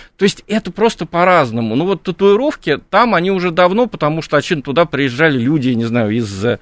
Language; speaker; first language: Russian; native; Russian